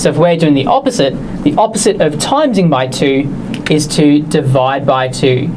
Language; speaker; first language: English; native; English